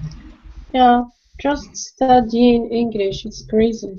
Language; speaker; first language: English; non-native, learner; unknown